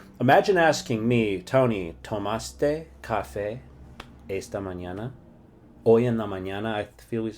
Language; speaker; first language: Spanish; non-native, fluent; English